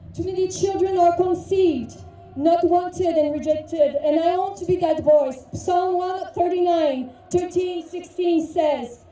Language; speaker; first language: English; native; English